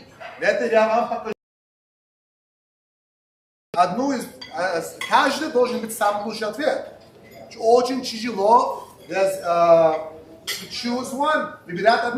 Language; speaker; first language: Russian; non-native, local second language; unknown